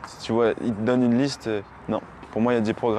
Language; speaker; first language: French; native; French